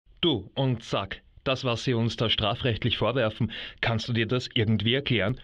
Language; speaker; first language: German; native; German